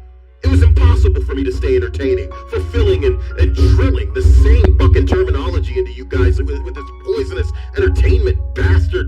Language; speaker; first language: English; native; English